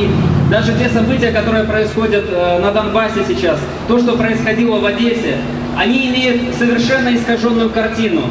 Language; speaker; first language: Russian; native; Russian